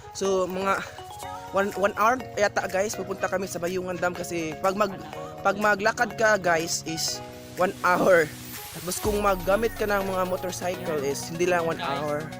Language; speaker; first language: Filipino; non-native, local second language; Cebuano